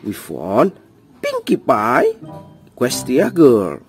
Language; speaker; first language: English; non-native, learner; Indonesian